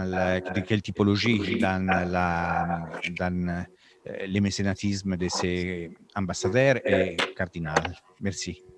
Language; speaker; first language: French; non-native, fluent; Italian